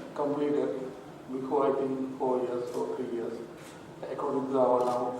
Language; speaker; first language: English; non-native, local second language; Sinhala